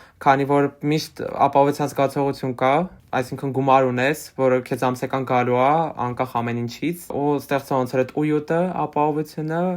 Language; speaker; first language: Armenian; native; Armenian